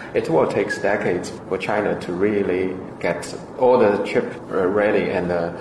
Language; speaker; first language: English; non-native, fluent; Chinese